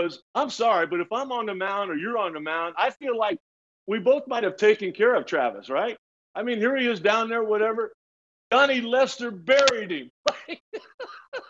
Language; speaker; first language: English; native; English